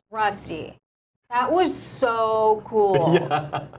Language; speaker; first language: English; native; English